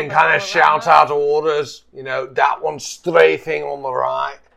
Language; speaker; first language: English; native; English